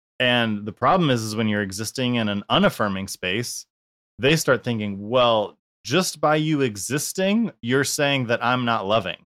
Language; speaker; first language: English; native; English